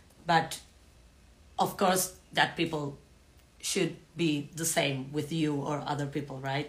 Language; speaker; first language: English; non-native, fluent; Spanish